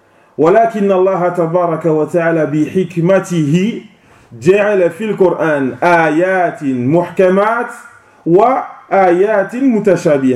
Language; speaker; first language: Arabic; non-native, fluent; French